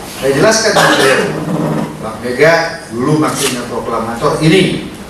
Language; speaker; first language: Indonesian; non-native, local second language; Punjabi